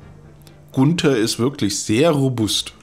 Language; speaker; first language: German; native; German